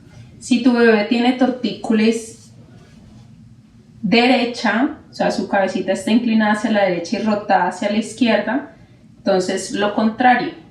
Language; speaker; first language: Spanish; native; Spanish